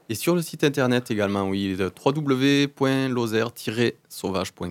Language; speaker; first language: French; native; French